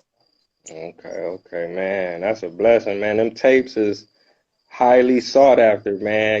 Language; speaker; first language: English; native; English